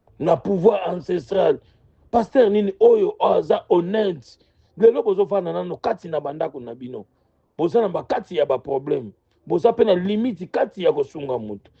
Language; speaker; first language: Lingala; non-native, local second language; Kongo